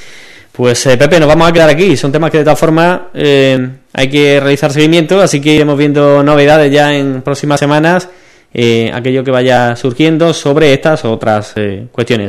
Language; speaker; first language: Spanish; native; Spanish